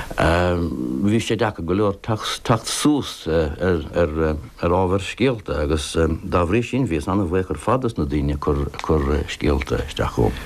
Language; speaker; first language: Irish; non-native, local second language; English